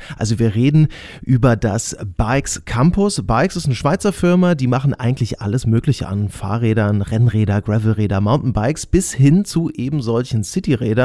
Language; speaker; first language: German; native; German